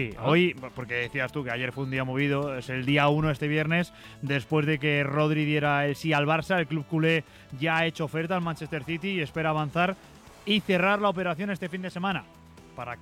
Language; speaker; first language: Spanish; native; Spanish